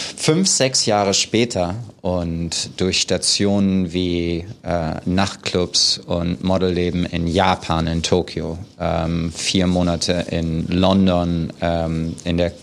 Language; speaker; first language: German; native; German